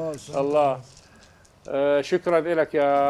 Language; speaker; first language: Arabic; native; Arabic